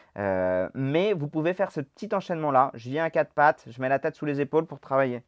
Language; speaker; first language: French; native; French